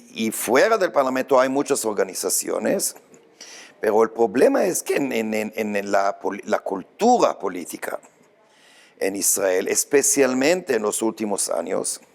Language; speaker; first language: Spanish; non-native, fluent; Hebrew